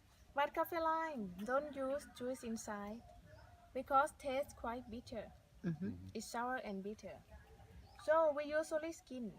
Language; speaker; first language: English; non-native, learner; Thai